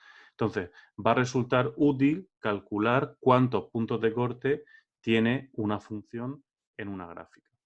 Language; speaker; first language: Spanish; native; Spanish